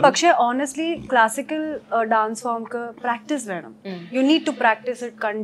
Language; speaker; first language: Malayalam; early bilingual, heritage; Malayalam